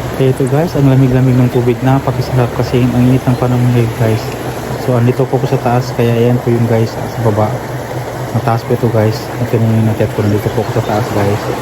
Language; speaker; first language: Filipino; non-native, local second language; Cebuano